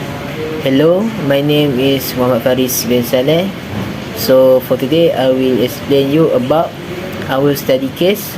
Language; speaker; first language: English; non-native, local second language; Malay